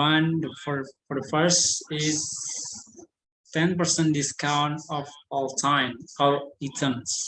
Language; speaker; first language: English; non-native, learner; Indonesian